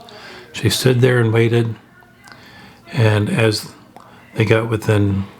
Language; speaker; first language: English; native; English